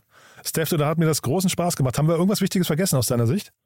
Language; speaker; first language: German; native; German